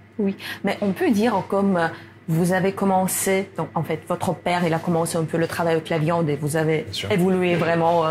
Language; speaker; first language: French; non-native, fluent; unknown